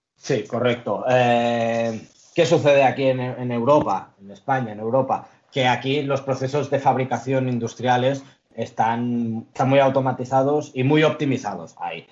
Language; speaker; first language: Spanish; early bilingual, other home language; Arabic